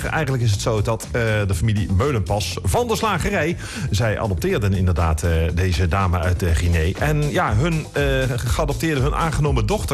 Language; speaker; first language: Dutch; native; Dutch